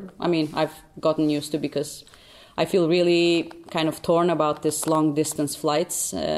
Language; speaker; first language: English; non-native, fluent; Albanian